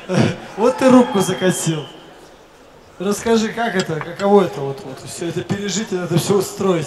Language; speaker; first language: Russian; native; Russian